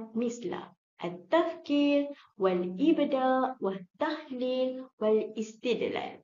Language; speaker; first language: Arabic; non-native, learner; Malay